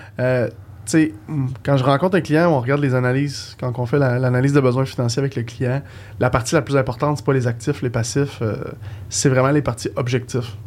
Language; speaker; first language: French; native; French